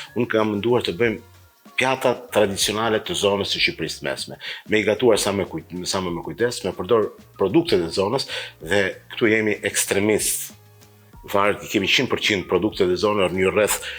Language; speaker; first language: Albanian; native; Albanian